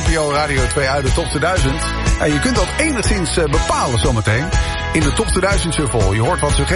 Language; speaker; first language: Dutch; native; Dutch